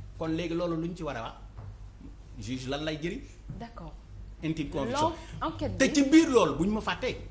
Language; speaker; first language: Wolof; native; Wolof